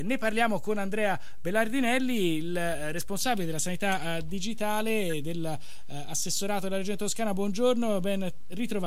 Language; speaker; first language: Italian; native; Italian